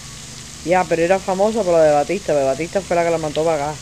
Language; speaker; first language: Spanish; native; Spanish